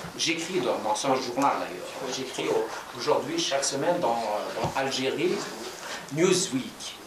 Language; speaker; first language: French; non-native, local second language; Kabyle